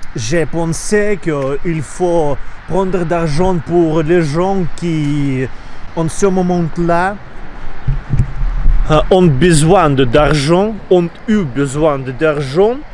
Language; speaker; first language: French; non-native, learner; Russian